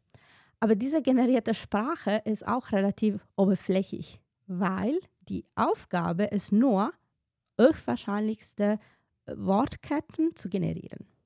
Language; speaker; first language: German; non-native, fluent; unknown